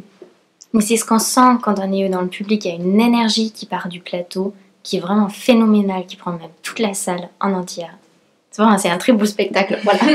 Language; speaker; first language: French; native; French